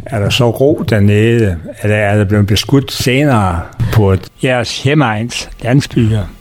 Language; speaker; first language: Danish; native; Danish